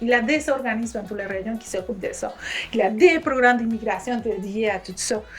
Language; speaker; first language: French; non-native, fluent; Spanish